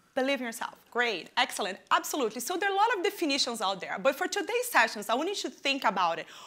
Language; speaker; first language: English; non-native, fluent; Portuguese